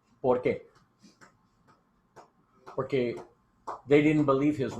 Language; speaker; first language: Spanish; non-native, learner; English